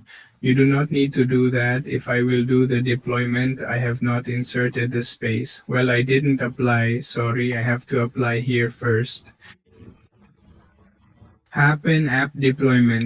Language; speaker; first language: English; non-native, learner; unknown